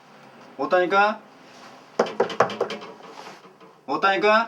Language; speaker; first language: Japanese; native; Japanese